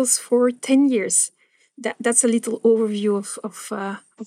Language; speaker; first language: English; non-native, fluent; Dutch